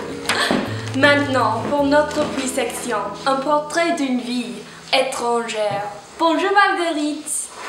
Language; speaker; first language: French; non-native, learner; English